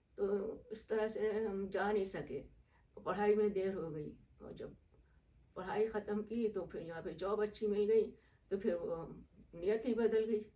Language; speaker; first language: Urdu; native; Urdu